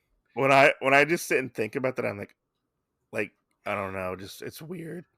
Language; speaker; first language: English; native; English